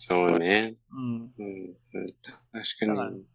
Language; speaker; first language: Japanese; non-native, learner; English